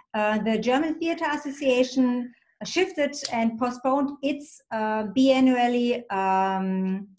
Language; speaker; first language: English; non-native, fluent; German